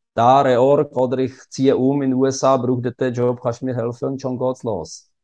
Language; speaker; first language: German; non-native, fluent; Czech